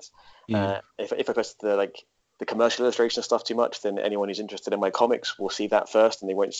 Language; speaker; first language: English; native; English